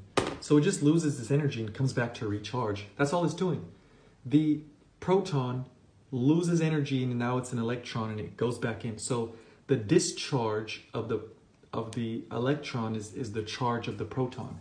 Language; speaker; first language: English; native; English